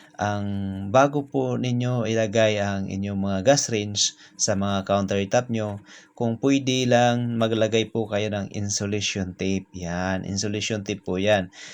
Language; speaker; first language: Filipino; non-native, local second language; Cebuano